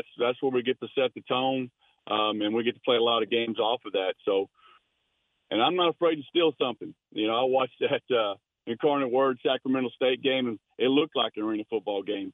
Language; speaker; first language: English; native; English